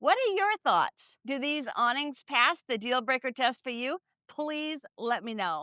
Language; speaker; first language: English; native; English